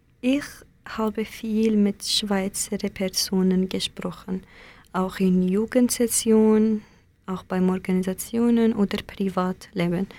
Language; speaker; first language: German; non-native, learner; Kurdish